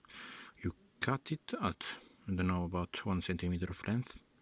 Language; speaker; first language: English; non-native, fluent; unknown